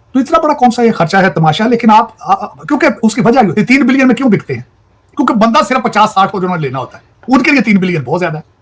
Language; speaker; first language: Urdu; non-native, local second language; Punjabi